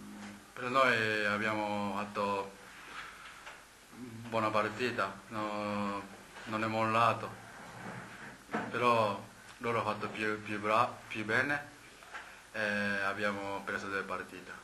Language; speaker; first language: Italian; non-native, learner; Japanese